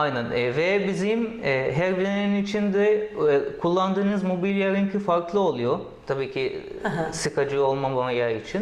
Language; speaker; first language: Turkish; non-native, learner; Arabic